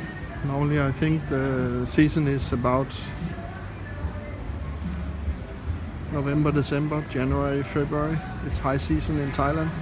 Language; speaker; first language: English; non-native, fluent; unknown